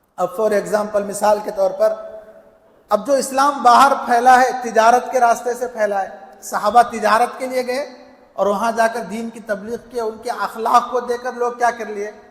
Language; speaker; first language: Urdu; native; Urdu